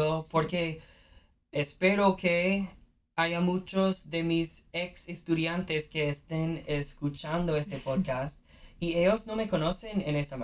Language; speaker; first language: Spanish; non-native, fluent; English